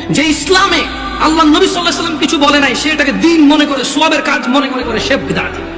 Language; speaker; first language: Bangla; early bilingual, heritage; Bangla